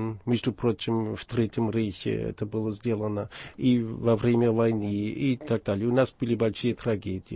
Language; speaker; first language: Russian; non-native, fluent; German